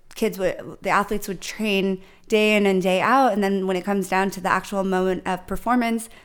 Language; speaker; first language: English; native; English